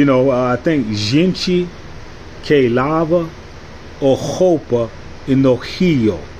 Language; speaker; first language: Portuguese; non-native, learner; English